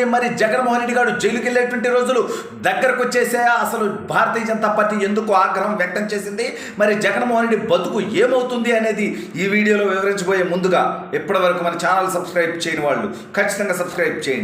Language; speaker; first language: Telugu; native; Telugu